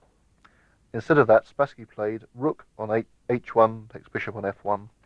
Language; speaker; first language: English; native; English